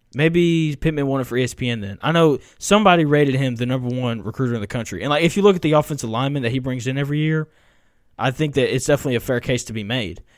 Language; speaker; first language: English; native; English